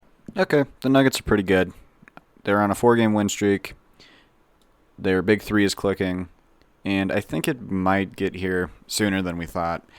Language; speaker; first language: English; native; English